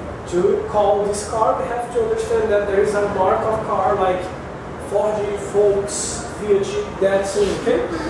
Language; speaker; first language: English; non-native, fluent; Portuguese